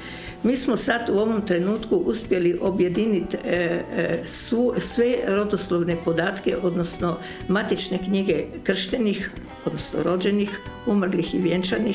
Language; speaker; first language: Croatian; native; Croatian